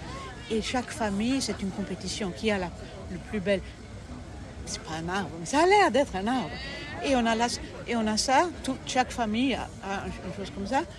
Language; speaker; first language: French; non-native, fluent; German